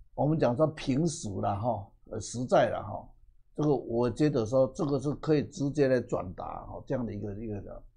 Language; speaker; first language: Chinese; native; Chinese